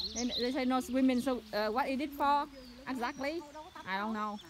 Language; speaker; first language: English; non-native, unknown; Vietnamese